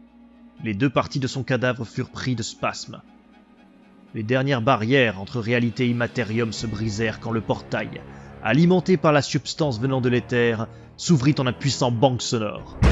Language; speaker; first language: French; native; French